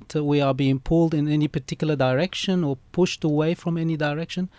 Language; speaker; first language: English; early bilingual, other home language; Arabic